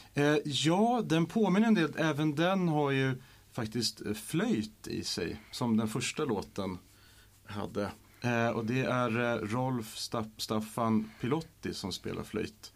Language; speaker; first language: Swedish; native; Swedish